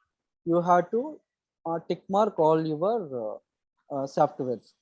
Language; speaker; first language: English; non-native, local second language; Telugu